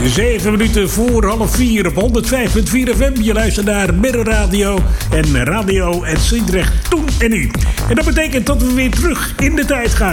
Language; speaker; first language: Dutch; native; Dutch